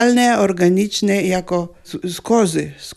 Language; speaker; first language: Polish; non-native, learner; Lithuanian